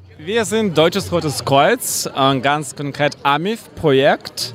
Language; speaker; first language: German; non-native, fluent; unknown